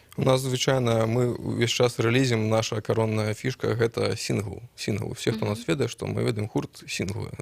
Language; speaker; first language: Belarusian; non-native, local second language; Russian